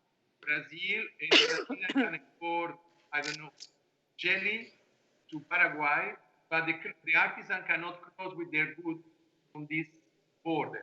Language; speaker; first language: English; non-native, fluent; Italian